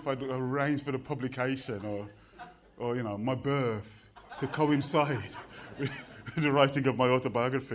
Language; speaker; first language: English; native; English